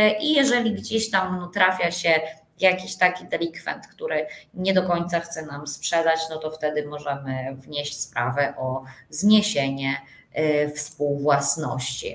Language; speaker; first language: Polish; native; Polish